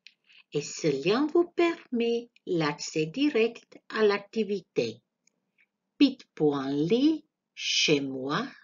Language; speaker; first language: French; non-native, fluent; Croatian